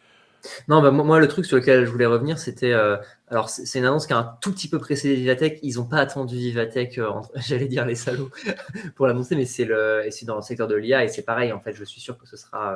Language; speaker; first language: French; native; French